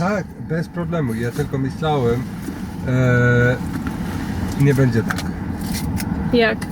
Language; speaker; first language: Polish; non-native, learner; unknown